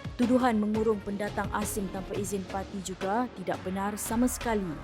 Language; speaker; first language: Malay; native; Malay